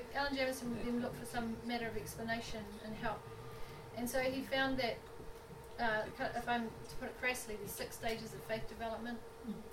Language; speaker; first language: English; native; English